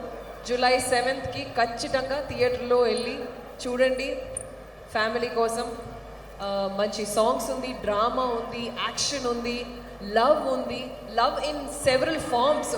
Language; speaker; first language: Telugu; non-native, learner; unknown